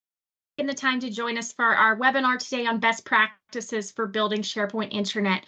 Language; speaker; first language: English; native; English